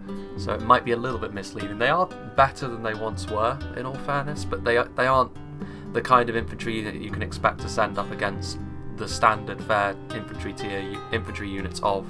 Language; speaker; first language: English; native; English